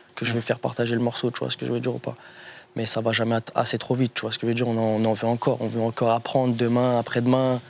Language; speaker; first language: French; native; French